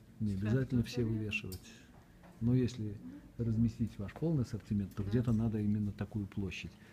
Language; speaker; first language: Russian; native; Russian